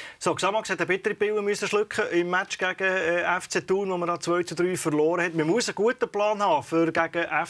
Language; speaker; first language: German; native; German